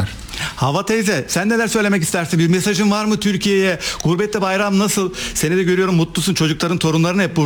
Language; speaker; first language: Turkish; native; Turkish